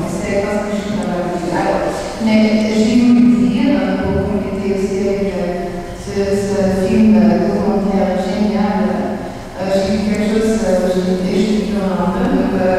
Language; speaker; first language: French; non-native, learner; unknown